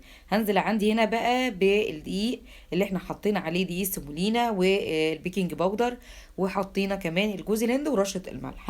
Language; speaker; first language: Arabic; native; Arabic